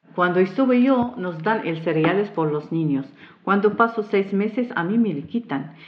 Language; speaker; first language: Spanish; non-native, learner; Arabic